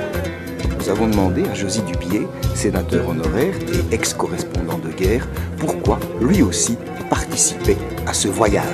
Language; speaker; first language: French; native; French